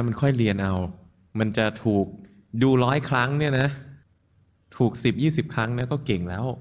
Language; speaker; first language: Thai; native; Thai